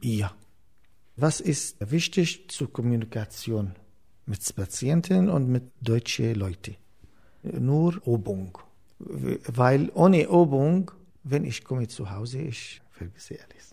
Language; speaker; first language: German; non-native, learner; Arabic